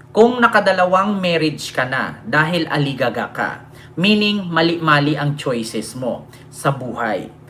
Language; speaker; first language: Filipino; non-native, local second language; Cebuano